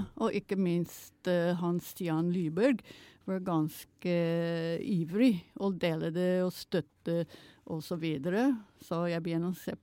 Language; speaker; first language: Norwegian; non-native, fluent; English